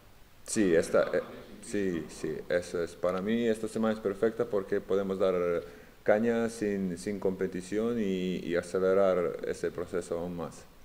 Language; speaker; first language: Spanish; non-native, fluent; Serbian